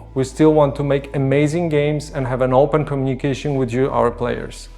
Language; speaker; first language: English; non-native, fluent; Polish